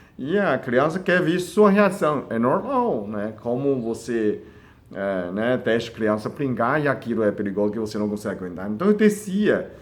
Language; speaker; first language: Portuguese; non-native, fluent; Chinese